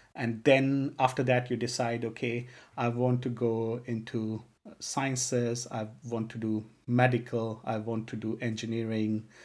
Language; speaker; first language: English; non-native, local second language; Punjabi